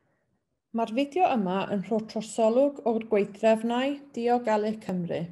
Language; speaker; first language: Welsh; native; Welsh